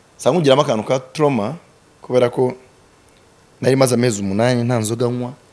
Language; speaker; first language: Kinyarwanda; early bilingual, heritage; Kinyarwanda